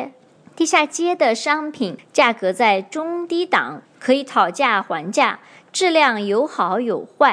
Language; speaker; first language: Chinese; native; Chinese